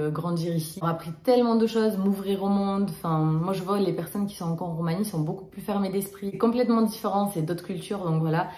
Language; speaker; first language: French; early bilingual, other home language; Romanian